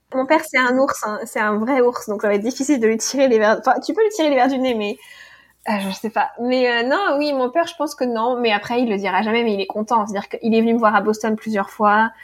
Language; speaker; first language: French; native; French